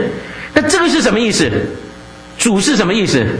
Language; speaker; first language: Chinese; native; Chinese